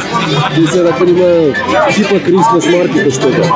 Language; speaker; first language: Russian; native; Russian